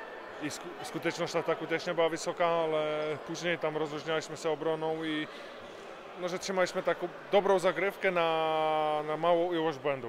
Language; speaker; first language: Polish; non-native, fluent; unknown